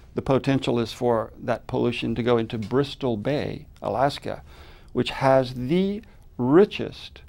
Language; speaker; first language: English; native; English